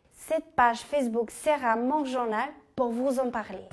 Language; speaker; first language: French; non-native, fluent; Albanian